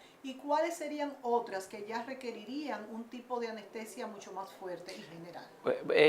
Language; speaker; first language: Spanish; native; Spanish